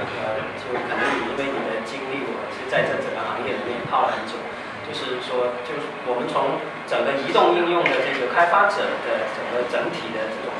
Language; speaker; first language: Chinese; native; Chinese